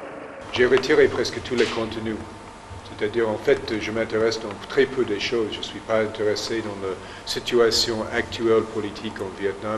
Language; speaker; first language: French; non-native, fluent; English